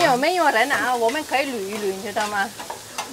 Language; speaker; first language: Chinese; non-native, fluent; Indonesian